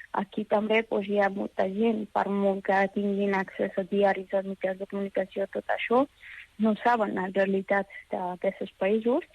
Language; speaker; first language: Catalan; non-native, fluent; Persian